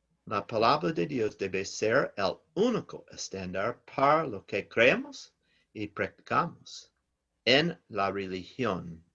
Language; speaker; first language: Spanish; non-native, learner; English